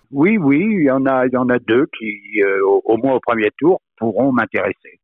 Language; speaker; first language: French; native; French